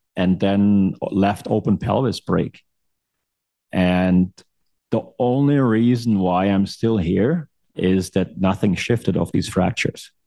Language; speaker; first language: English; non-native, fluent; German